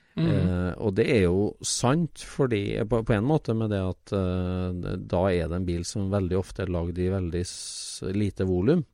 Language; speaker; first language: Norwegian; native; Norwegian